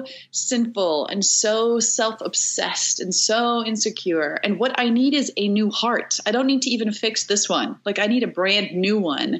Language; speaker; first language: English; native; English